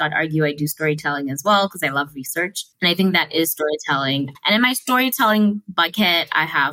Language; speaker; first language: English; non-native, local second language; Shona